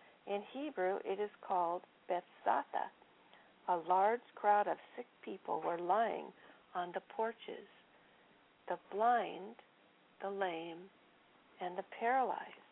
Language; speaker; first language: English; native; English